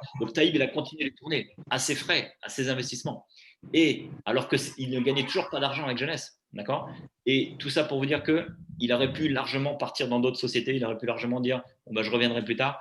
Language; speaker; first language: French; native; French